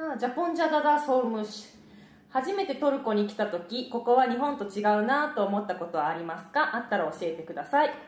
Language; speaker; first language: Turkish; non-native, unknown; Japanese